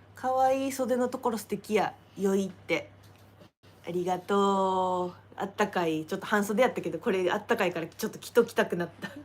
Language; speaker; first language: Japanese; native; Japanese